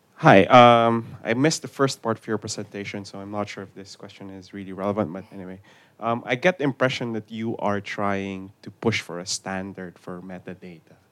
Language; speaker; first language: English; non-native, local second language; Filipino